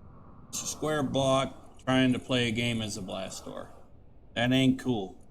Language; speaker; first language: English; native; English